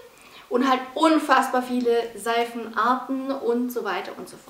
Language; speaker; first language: German; native; German